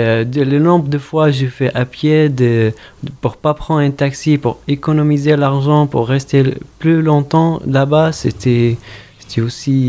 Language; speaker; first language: French; non-native, fluent; Arabic